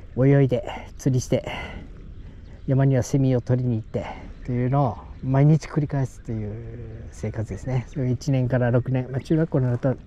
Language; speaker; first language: Japanese; native; Japanese